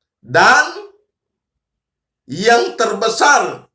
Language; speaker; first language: Indonesian; native; Indonesian